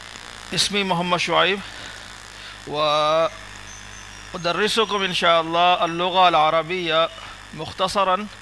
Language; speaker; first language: Arabic; non-native, fluent; Urdu